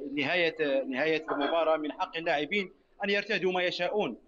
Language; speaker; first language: Arabic; non-native, local second language; Berber languages